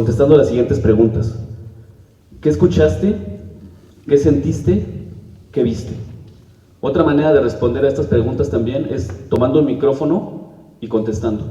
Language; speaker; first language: Spanish; native; Spanish